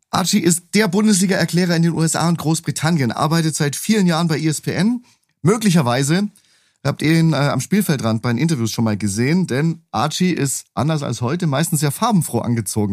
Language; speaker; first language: German; native; German